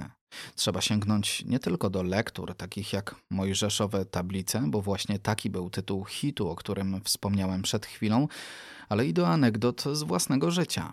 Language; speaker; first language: Polish; native; Polish